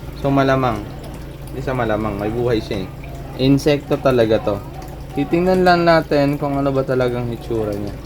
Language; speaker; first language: Filipino; native; Filipino